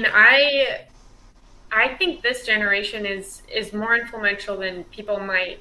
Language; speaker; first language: English; native; English